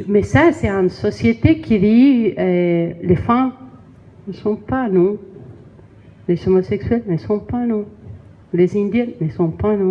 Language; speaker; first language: French; non-native, learner; Spanish